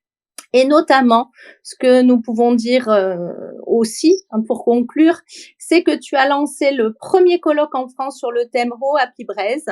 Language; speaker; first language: French; native; French